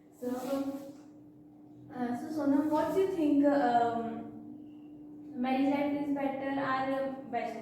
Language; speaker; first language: English; non-native, learner; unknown